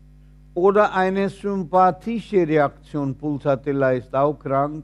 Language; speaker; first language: German; non-native, fluent; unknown